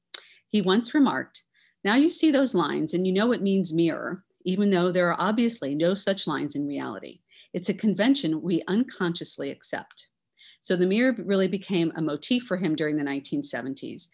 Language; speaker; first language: English; native; English